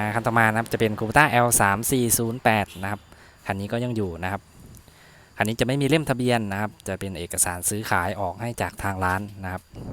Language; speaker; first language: Thai; native; Thai